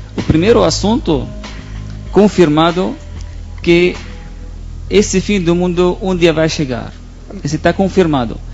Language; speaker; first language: Portuguese; non-native, fluent; Arabic